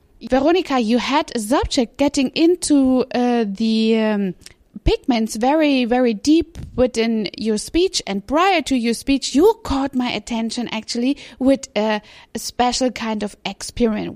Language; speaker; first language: English; non-native, fluent; German